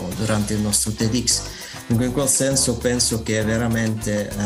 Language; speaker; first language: Italian; non-native, fluent; Dutch